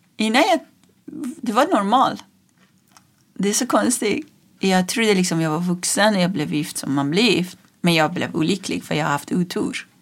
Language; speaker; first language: Swedish; non-native, fluent; Persian